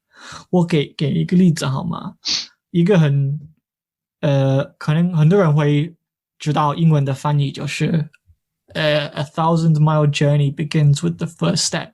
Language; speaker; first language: Chinese; non-native, fluent; English